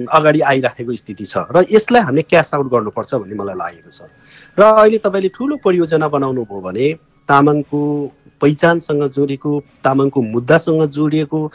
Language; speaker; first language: Nepali; non-native, local second language; Eastern Tamang